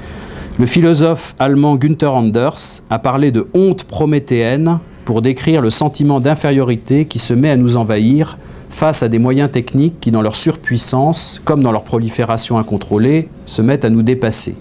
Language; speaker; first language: French; native; French